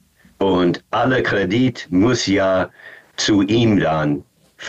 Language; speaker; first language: German; non-native, fluent; English